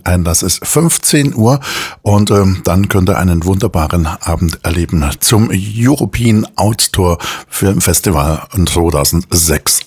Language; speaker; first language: German; native; German